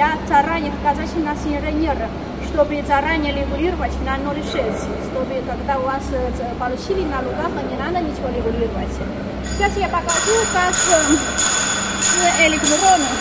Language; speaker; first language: Russian; non-native, learner; Chinese